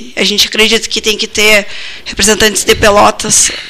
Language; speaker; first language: Portuguese; native; Portuguese